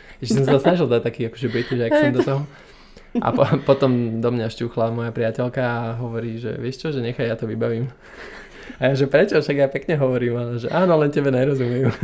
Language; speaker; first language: Slovak; native; Slovak